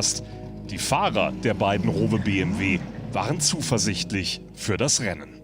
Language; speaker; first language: German; native; German